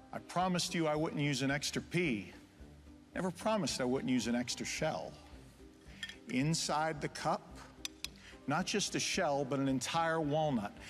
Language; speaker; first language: English; native; English